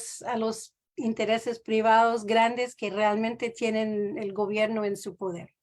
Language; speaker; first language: Spanish; non-native, fluent; English